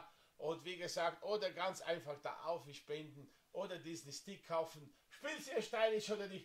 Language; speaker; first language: German; non-native, fluent; Slovenian